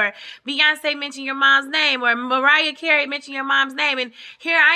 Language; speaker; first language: English; native; English